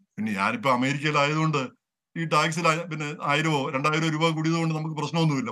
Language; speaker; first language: Malayalam; native; Malayalam